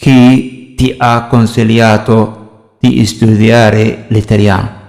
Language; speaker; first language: Italian; non-native, fluent; Somali